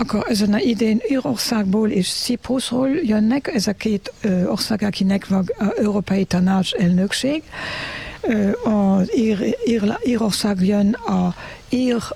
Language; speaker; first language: Hungarian; non-native, learner; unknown